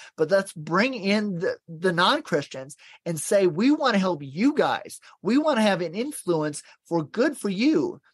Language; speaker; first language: English; native; English